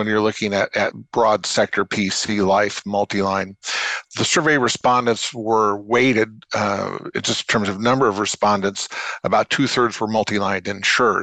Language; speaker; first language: English; native; English